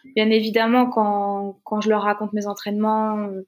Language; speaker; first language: French; native; French